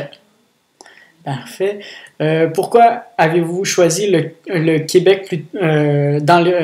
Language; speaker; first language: French; native; French